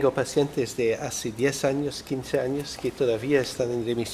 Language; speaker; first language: Spanish; non-native, fluent; Dutch